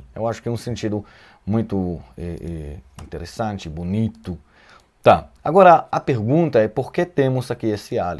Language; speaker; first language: Portuguese; non-native, fluent; Hebrew